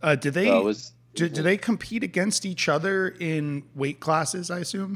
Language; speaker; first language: English; native; English